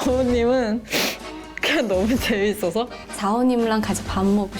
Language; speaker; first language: Korean; non-native, fluent; Chinese